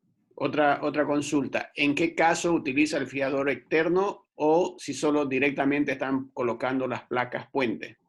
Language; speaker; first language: Spanish; native; Spanish